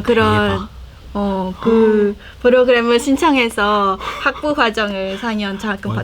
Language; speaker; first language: Korean; non-native, fluent; Khmer